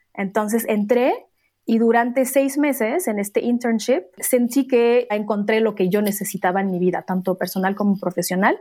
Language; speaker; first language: Spanish; non-native, fluent; Arabic